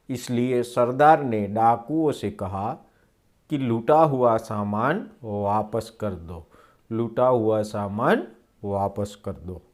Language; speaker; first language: Hindi; non-native, local second language; Gujarati